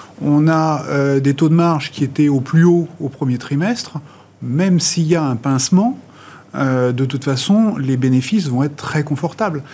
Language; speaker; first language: French; native; French